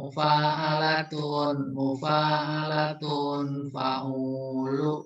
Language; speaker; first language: Arabic; non-native, fluent; Indonesian